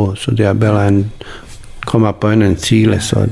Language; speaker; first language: Danish; non-native, learner; Bosnian